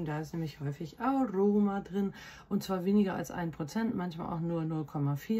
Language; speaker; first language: German; native; German